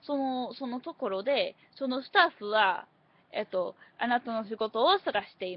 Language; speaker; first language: Japanese; non-native, learner; English